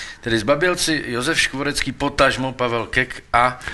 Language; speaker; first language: Czech; native; Czech